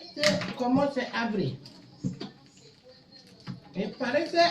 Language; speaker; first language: Spanish; non-native, learner; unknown